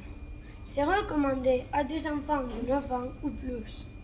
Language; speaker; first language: French; non-native, learner; Catalan